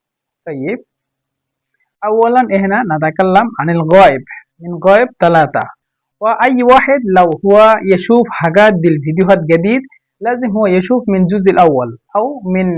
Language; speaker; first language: Arabic; non-native, fluent; Bangla